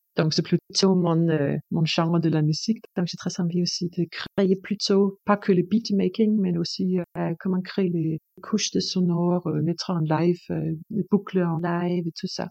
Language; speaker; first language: French; non-native, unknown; Danish